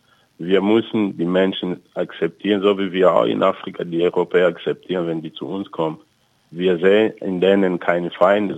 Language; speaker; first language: German; non-native, fluent; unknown